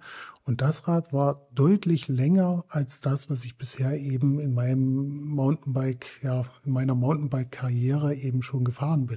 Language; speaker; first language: German; native; German